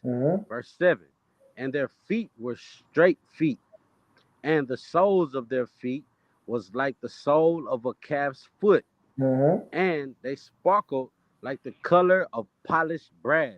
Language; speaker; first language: English; native; English